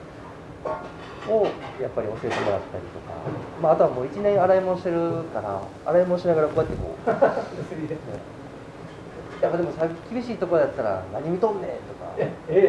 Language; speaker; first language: Japanese; native; Japanese